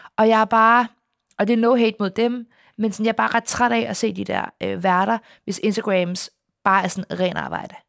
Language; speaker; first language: Danish; native; Danish